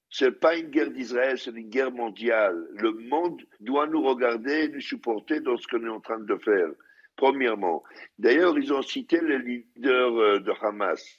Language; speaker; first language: French; non-native, fluent; Hebrew